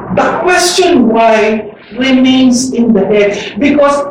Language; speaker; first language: English; non-native, local second language; Filipino